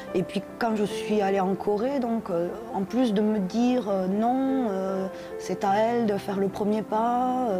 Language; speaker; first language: French; native; French